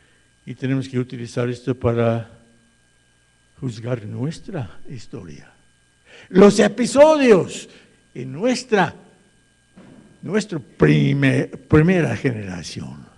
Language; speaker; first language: Spanish; non-native, fluent; English